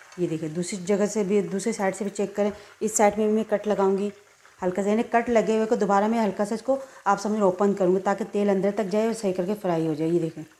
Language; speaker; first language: Urdu; native; Urdu